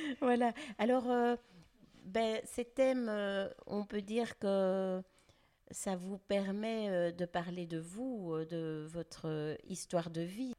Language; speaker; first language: French; native; French